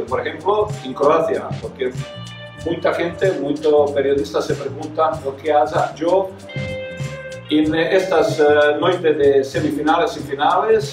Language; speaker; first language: Spanish; non-native, fluent; Serbian